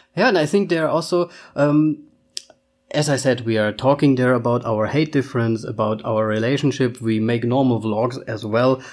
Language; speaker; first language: English; non-native, fluent; German